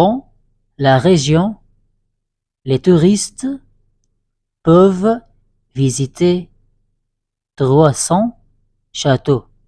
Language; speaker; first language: French; non-native, fluent; Arabic